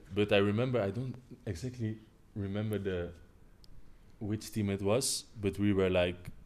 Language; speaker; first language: English; non-native, fluent; Dutch